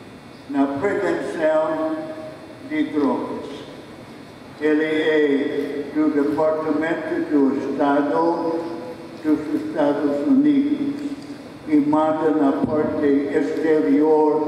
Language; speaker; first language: Portuguese; non-native, fluent; English